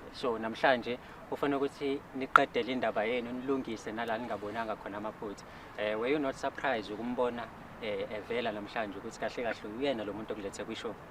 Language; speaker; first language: Zulu; native; Zulu